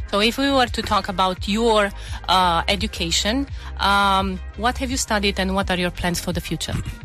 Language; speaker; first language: English; non-native, fluent; Romanian